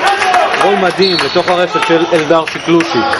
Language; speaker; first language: Hebrew; native; Hebrew